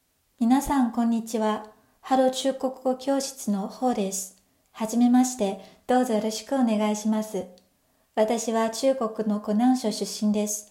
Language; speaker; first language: Japanese; non-native, fluent; Chinese